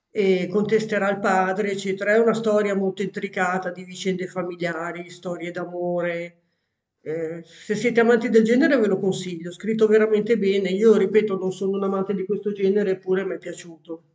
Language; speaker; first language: Italian; native; Italian